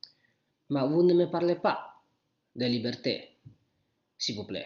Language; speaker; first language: French; non-native, learner; Italian